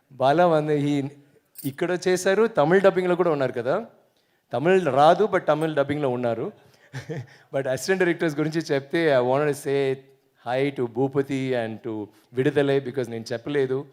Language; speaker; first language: Telugu; non-native, learner; Tamil